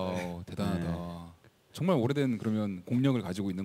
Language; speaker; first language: Korean; native; Korean